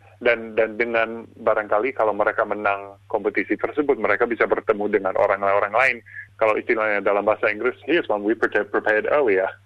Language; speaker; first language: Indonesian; non-native, fluent; English